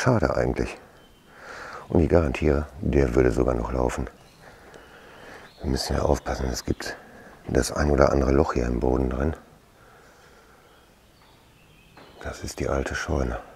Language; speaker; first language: German; native; German